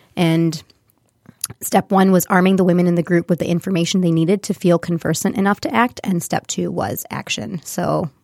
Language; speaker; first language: English; early bilingual, other home language; Hindi